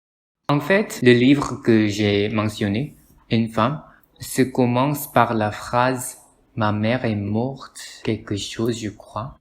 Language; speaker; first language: French; non-native, learner; Korean